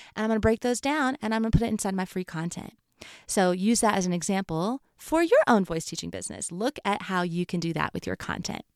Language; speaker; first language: English; native; English